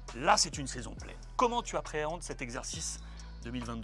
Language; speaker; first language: French; native; French